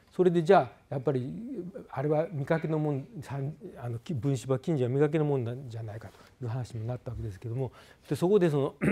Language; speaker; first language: Japanese; native; Japanese